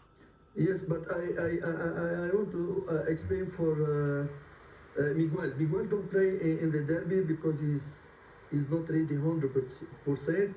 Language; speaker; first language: English; non-native, learner; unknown